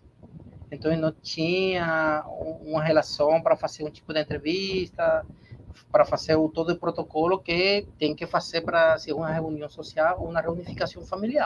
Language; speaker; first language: Portuguese; non-native, learner; Spanish